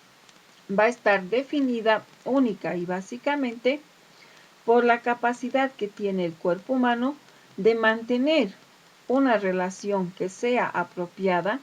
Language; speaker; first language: Spanish; native; Spanish